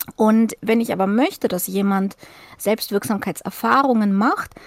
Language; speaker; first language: German; early bilingual, other home language; Russian